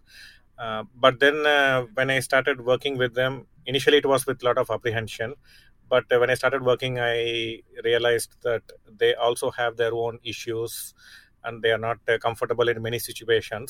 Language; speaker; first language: English; non-native, local second language; Tamil